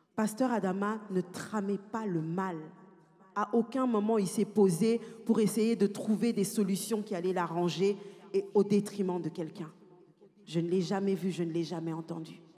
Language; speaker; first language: French; native; French